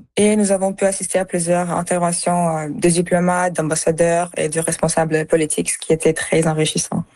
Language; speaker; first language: French; early bilingual, other home language; Russian